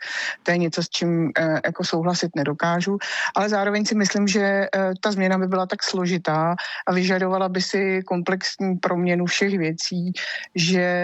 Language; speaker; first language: Czech; native; Czech